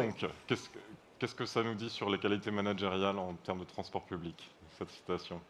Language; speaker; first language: French; native; French